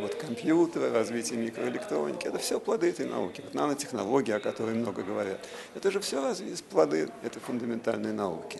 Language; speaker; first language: Russian; native; Russian